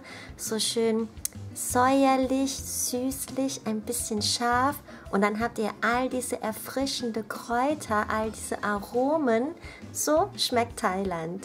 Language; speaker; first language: German; native; German